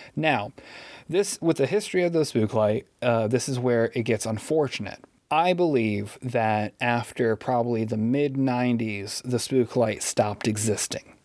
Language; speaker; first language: English; native; English